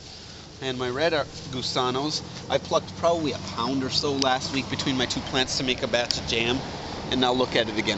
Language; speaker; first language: English; native; English